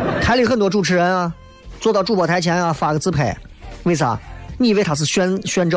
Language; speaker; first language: Chinese; native; Chinese